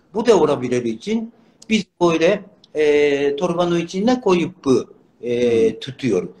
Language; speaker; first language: Turkish; non-native, learner; Japanese